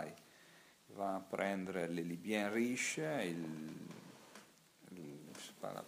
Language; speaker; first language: French; non-native, learner; Italian